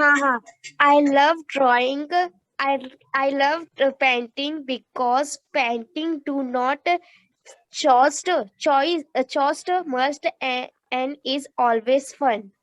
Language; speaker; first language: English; non-native, learner; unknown